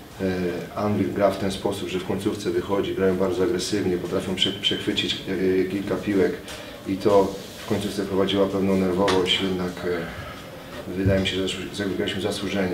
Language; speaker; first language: Polish; native; Polish